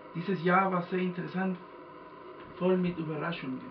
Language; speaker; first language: German; non-native, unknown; Spanish